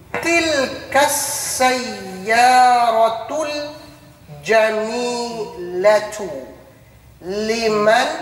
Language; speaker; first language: Arabic; non-native, fluent; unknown